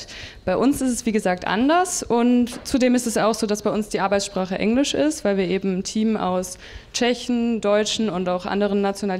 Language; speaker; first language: German; native; German